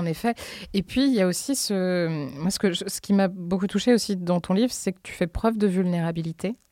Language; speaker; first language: French; native; French